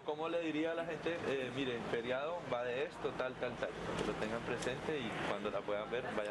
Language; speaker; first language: Spanish; native; Spanish